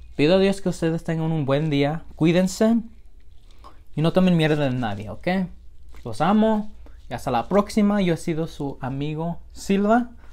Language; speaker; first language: Spanish; early bilingual, heritage; Spanish